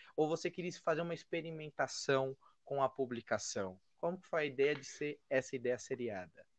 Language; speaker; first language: Portuguese; native; Portuguese